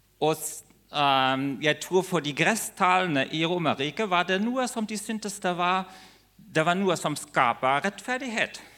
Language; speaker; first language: Norwegian; non-native, fluent; German